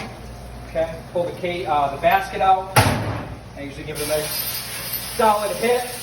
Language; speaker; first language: English; native; English